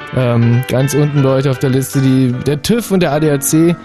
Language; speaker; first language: German; native; German